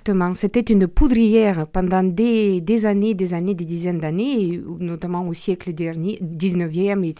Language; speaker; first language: French; non-native, fluent; Romanian